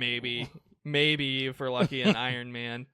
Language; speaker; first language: English; native; English